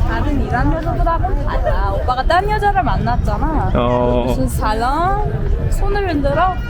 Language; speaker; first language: Korean; non-native, fluent; Persian